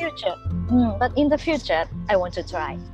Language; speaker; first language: English; non-native, learner; Japanese